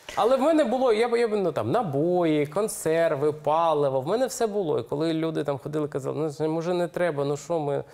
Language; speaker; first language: Ukrainian; native; Ukrainian